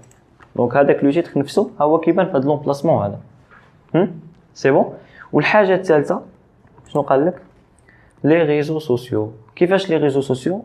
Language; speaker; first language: Arabic; native; Arabic